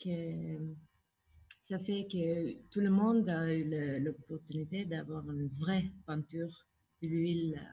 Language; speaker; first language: French; non-native, fluent; Norwegian